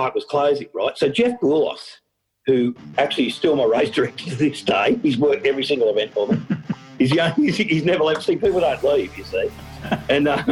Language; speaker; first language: English; native; English